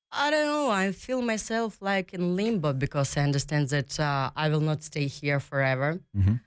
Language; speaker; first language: English; non-native, learner; Ukrainian